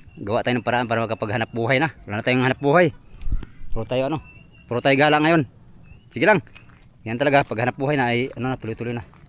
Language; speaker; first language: Filipino; non-native, local second language; Cebuano